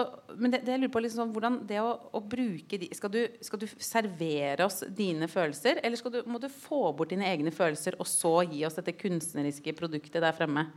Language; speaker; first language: Norwegian; native; Norwegian